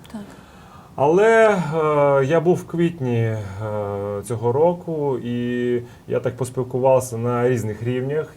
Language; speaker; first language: Ukrainian; early bilingual, heritage; Russian